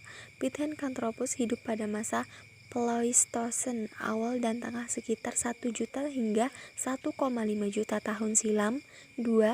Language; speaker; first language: Indonesian; native; Indonesian